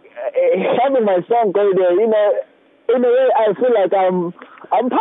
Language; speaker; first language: English; non-native, local second language; Zulu